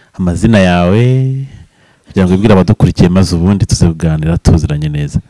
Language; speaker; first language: Kinyarwanda; native; Kinyarwanda